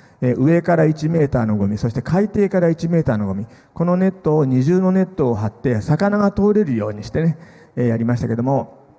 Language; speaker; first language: Japanese; native; Japanese